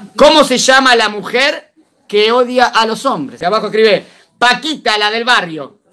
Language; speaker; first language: Spanish; native; Spanish